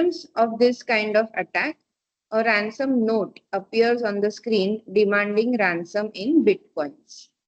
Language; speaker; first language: English; non-native, local second language; Marathi